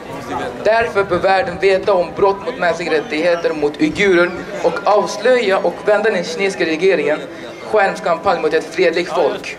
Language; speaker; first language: Swedish; non-native, learner; Uyghur